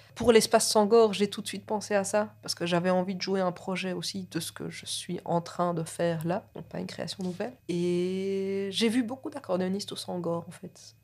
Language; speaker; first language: French; native; French